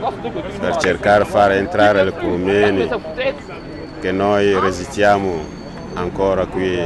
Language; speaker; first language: Italian; non-native, learner; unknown